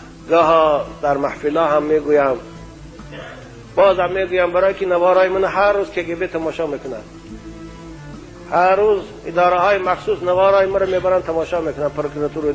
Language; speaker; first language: Persian; native; Persian